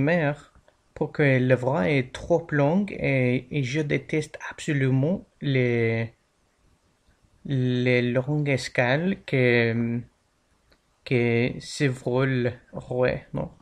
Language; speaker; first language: French; non-native, learner; English